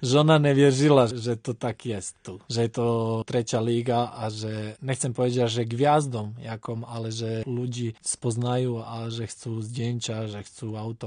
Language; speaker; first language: Polish; non-native, learner; Croatian